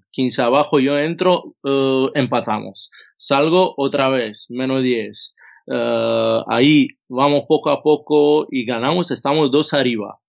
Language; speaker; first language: Spanish; non-native, fluent; Croatian